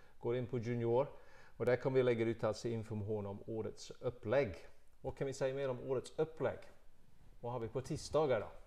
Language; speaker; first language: Swedish; non-native, fluent; English